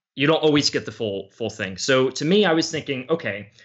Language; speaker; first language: English; native; English